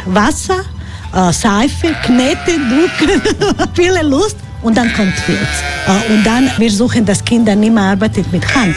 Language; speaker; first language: German; non-native, learner; Croatian